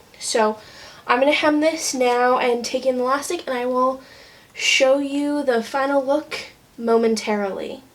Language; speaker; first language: English; native; English